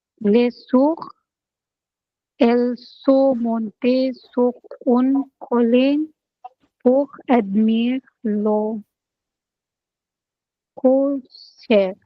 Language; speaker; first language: French; non-native, learner; Bangla